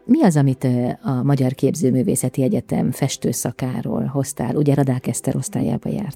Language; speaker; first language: Hungarian; native; Hungarian